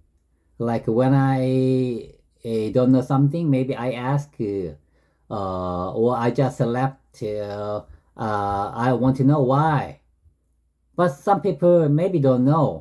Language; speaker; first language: English; non-native, learner; Korean